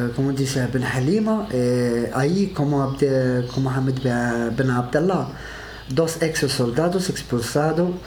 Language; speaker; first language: Spanish; non-native, learner; Arabic